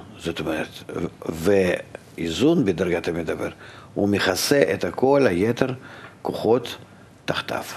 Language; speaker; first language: Hebrew; non-native, fluent; Russian